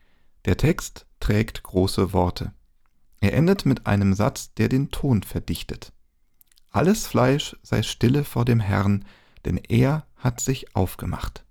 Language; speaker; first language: German; native; German